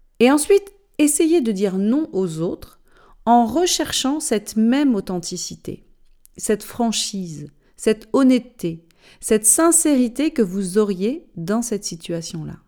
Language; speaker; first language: French; native; French